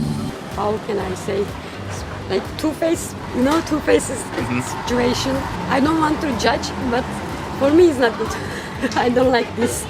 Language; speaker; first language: English; non-native, learner; Turkish